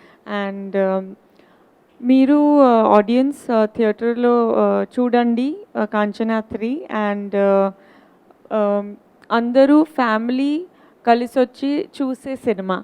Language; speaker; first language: Telugu; non-native, fluent; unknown